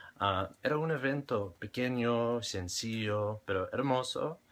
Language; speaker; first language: Spanish; non-native, learner; English